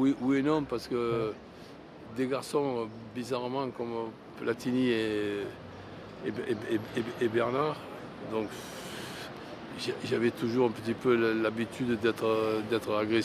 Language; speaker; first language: French; native; French